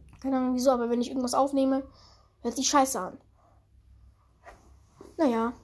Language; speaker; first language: German; early bilingual, other home language; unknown